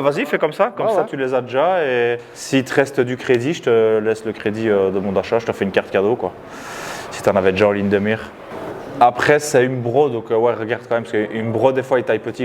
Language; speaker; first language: French; native; French